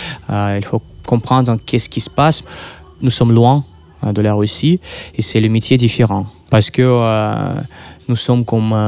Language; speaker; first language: French; non-native, fluent; Russian